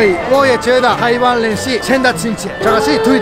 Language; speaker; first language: Chinese; non-native, fluent; Japanese